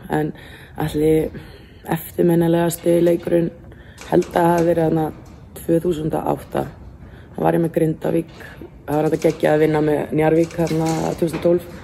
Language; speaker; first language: Icelandic; native; Icelandic